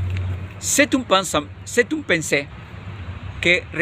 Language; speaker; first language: French; non-native, learner; Spanish